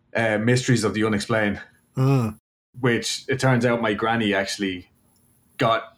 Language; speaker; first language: English; native; English